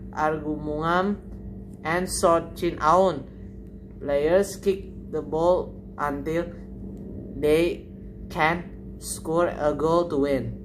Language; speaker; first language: English; non-native, learner; Indonesian